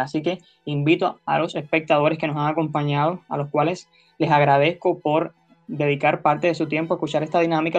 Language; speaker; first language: Spanish; native; Spanish